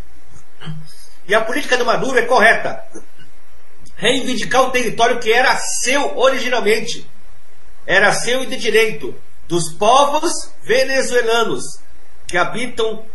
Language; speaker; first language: Portuguese; native; Portuguese